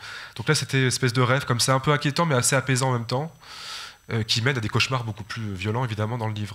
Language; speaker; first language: French; native; French